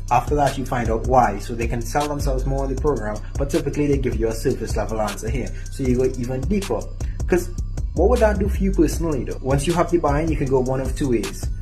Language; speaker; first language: English; native; English